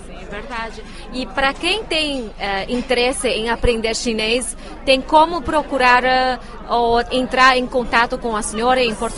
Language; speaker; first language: Portuguese; non-native, fluent; Chinese